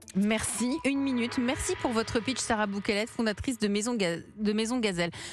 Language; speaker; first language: French; native; French